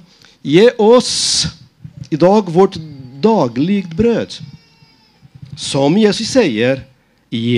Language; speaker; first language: Swedish; non-native, fluent; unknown